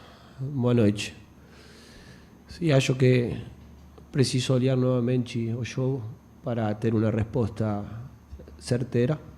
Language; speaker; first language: Portuguese; non-native, fluent; Spanish